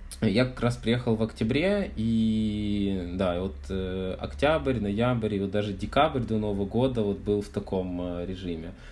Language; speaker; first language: Russian; native; Russian